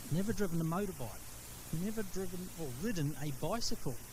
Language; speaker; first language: English; native; English